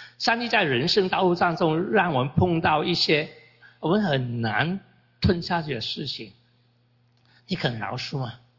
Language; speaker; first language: Chinese; native; Chinese